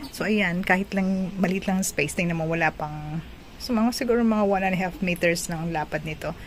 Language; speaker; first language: Filipino; non-native, local second language; Cebuano